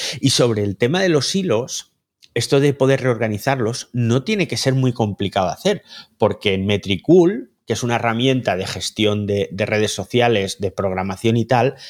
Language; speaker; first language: Spanish; native; Spanish